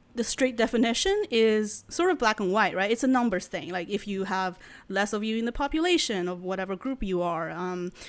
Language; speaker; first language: English; non-native, fluent; Chinese